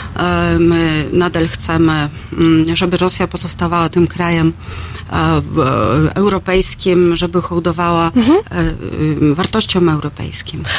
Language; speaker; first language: Polish; non-native, fluent; Russian